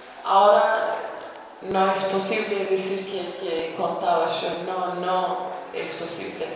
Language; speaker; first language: Spanish; non-native, fluent; Kurdish